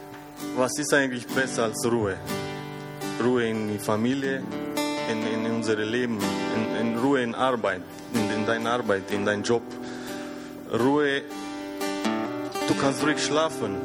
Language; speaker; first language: German; non-native, fluent; Romanian